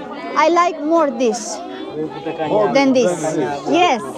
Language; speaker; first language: English; non-native, learner; Romanian